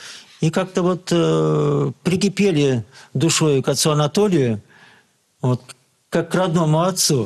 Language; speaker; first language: Russian; native; Russian